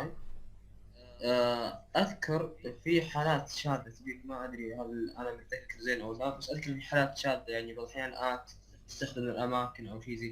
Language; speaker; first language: Arabic; native; Arabic